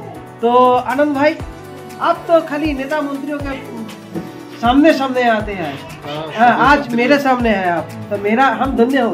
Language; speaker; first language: Hindi; non-native, local second language; Bangla